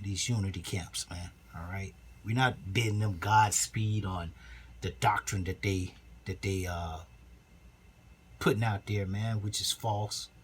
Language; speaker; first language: English; native; English